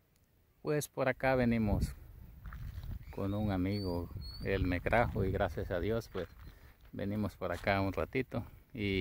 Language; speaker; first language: Spanish; native; Spanish